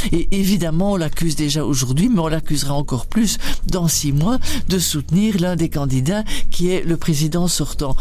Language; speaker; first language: French; native; French